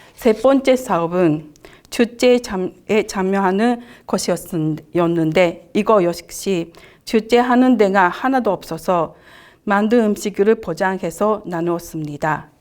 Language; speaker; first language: Korean; non-native, fluent; Japanese